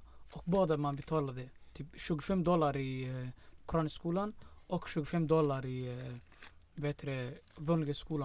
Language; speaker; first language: Swedish; non-native, fluent; Somali